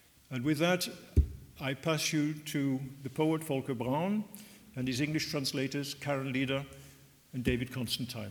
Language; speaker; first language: English; native; English